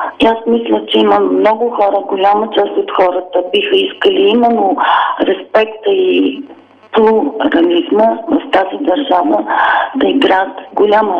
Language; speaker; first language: German; non-native, fluent; Bulgarian